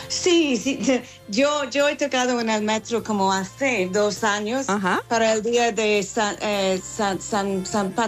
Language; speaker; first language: Spanish; non-native, fluent; English